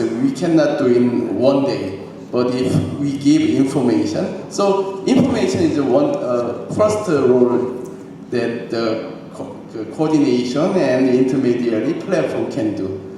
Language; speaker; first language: English; non-native, learner; Korean